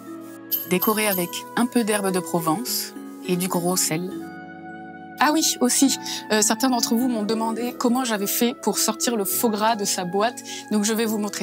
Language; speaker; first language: French; native; French